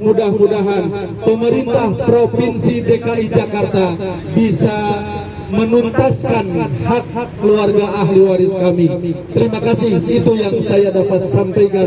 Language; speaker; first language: Indonesian; native; Indonesian